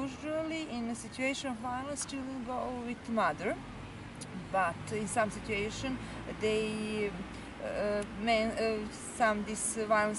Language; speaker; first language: English; non-native, learner; Serbian